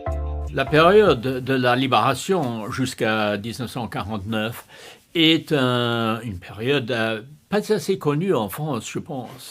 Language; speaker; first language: French; non-native, fluent; English